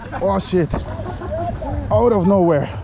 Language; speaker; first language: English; non-native, fluent; German